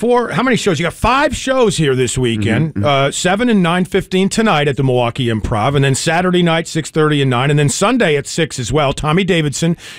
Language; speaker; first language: English; native; English